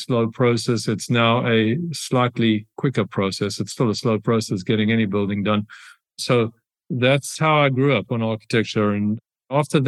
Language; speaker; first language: English; native; English